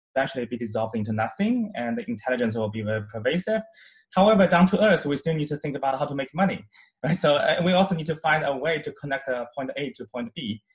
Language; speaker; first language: English; non-native, fluent; Chinese